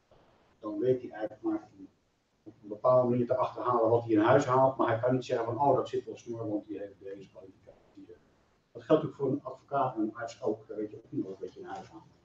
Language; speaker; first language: Dutch; native; Dutch